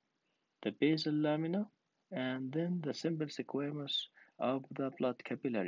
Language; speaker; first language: English; non-native, fluent; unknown